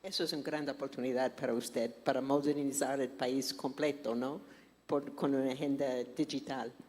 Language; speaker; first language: Spanish; non-native, fluent; English